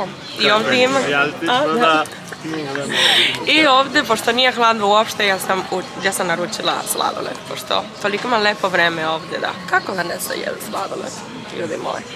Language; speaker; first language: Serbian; early bilingual, heritage; Serbian